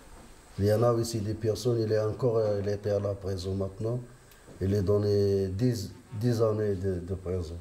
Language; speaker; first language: French; non-native, local second language; Arabic